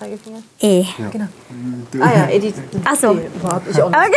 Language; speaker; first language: German; native; German